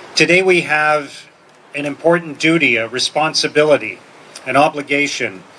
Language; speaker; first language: English; native; English